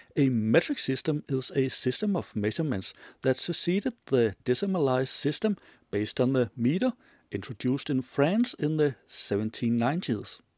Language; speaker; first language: English; non-native, fluent; Danish